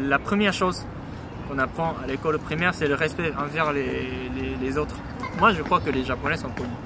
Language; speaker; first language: French; non-native, fluent; Japanese